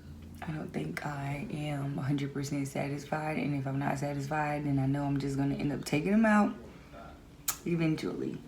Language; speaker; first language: English; native; English